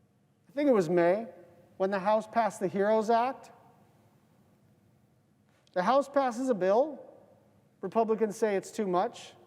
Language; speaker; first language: English; native; English